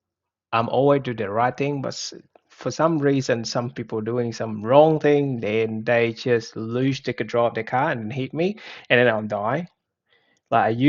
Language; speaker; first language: English; non-native, fluent; Vietnamese